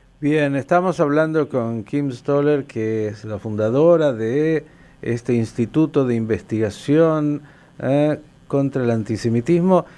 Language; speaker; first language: Spanish; native; Spanish